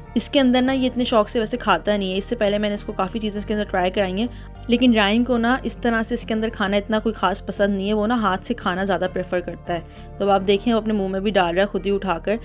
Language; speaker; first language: Urdu; native; Urdu